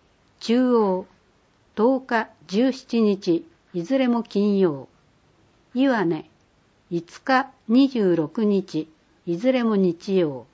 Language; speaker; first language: Japanese; native; Japanese